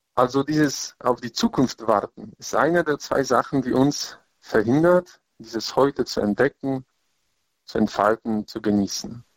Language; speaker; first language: German; non-native, fluent; Polish